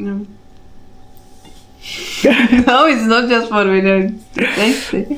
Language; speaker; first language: English; non-native, learner; Czech